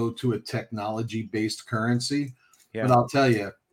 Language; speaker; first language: English; native; English